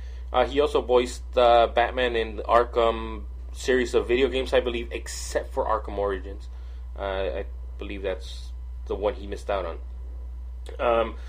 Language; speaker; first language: English; native; English